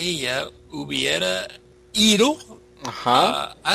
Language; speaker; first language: Spanish; non-native, learner; English